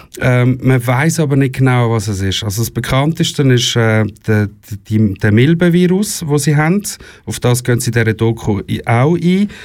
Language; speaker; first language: German; native; German